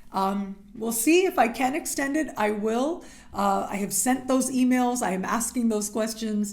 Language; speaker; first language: English; native; English